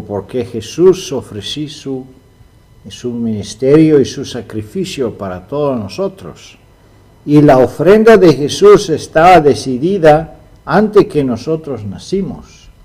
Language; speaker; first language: Spanish; non-native, fluent; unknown